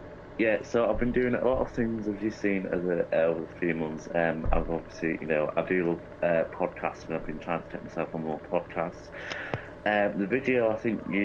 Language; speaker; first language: English; native; English